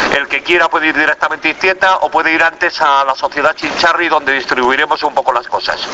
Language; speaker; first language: Spanish; native; Spanish